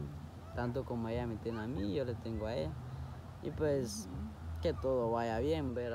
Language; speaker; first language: Spanish; native; Spanish